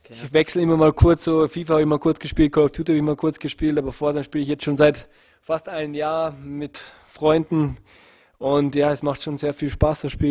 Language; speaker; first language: German; native; German